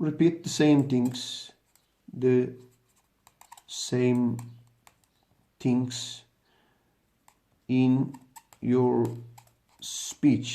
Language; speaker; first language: English; non-native, fluent; Turkish